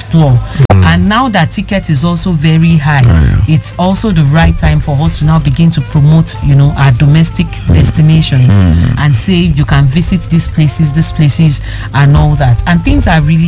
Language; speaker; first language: English; non-native, local second language; Yoruba